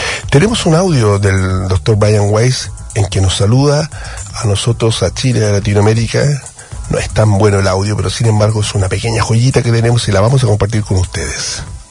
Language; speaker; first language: Spanish; native; Spanish